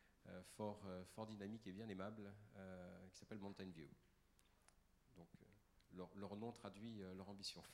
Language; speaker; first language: French; native; French